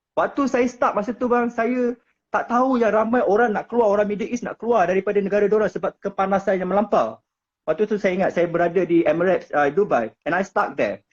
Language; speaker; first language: Malay; native; Malay